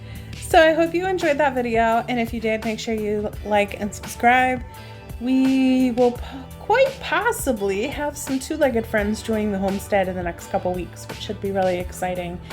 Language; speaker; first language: English; native; English